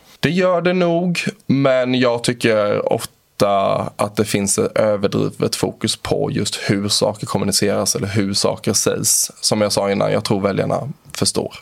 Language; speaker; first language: Swedish; native; Swedish